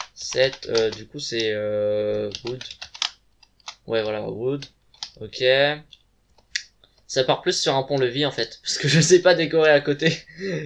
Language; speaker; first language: French; native; French